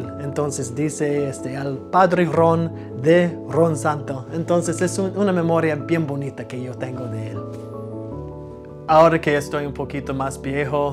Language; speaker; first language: Spanish; non-native, fluent; English